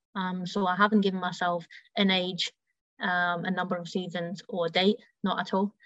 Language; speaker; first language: English; early bilingual, heritage; German